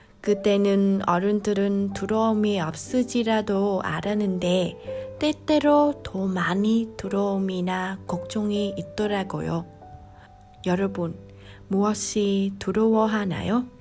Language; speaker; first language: Korean; non-native, learner; Vietnamese